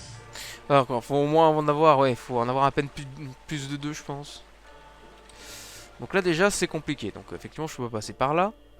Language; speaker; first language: French; native; French